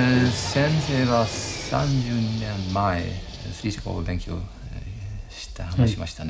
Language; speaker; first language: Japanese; non-native, learner; Western Frisian